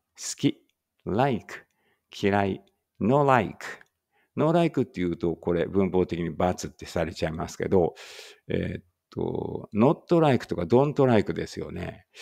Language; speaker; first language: Japanese; native; Japanese